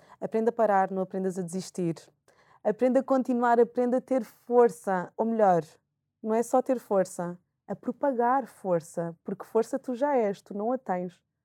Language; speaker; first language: Portuguese; native; Portuguese